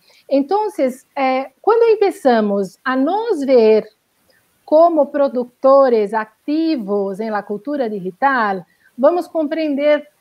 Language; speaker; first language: Spanish; non-native, learner; Portuguese